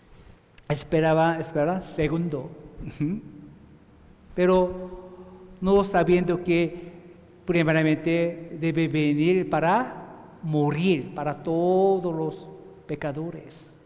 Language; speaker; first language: Spanish; non-native, fluent; Korean